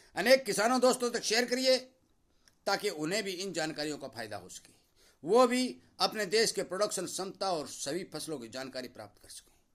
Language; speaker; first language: Hindi; native; Hindi